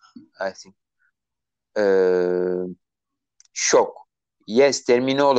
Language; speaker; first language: English; non-native, learner; Turkish